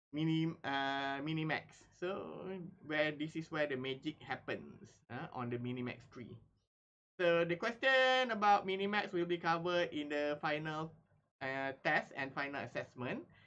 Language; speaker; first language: English; non-native, local second language; Malay